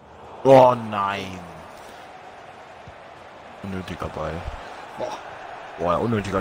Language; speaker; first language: German; native; German